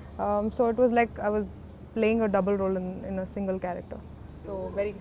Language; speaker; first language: Telugu; non-native, learner; Hindi